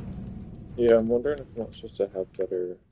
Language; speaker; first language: English; native; English